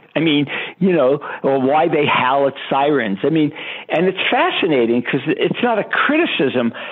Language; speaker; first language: English; native; English